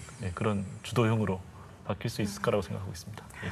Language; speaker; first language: Korean; native; Korean